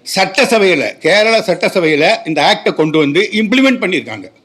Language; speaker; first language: Tamil; native; Tamil